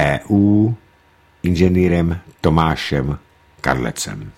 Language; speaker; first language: Czech; native; Czech